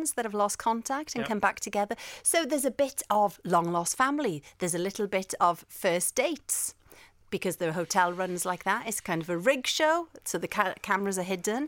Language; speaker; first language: English; non-native, local second language; Welsh